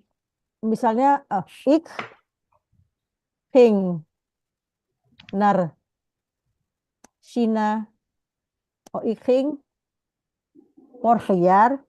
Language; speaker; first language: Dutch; non-native, fluent; Indonesian